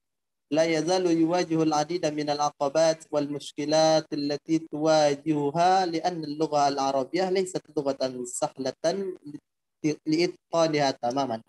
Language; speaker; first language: Arabic; non-native, learner; Indonesian